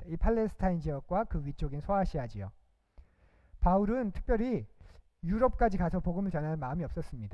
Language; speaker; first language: Korean; native; Korean